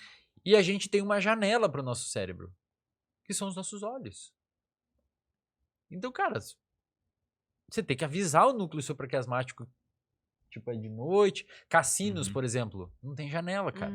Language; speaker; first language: Portuguese; native; Portuguese